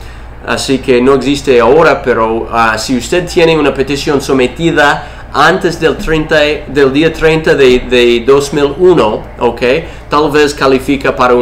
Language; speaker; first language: Spanish; non-native, fluent; English